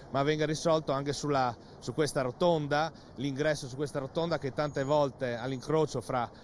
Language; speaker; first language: Italian; native; Italian